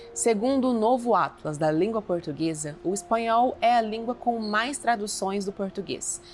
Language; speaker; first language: Portuguese; native; Portuguese